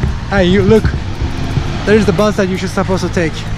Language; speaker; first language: English; non-native, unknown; Turkish